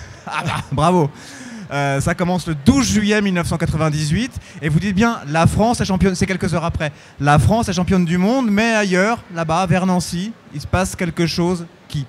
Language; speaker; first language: French; native; French